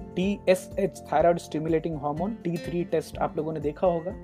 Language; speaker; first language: Hindi; native; Hindi